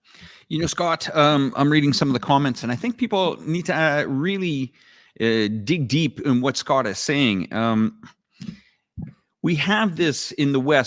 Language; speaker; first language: English; native; English